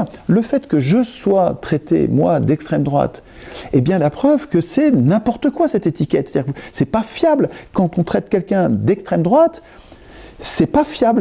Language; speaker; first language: French; native; French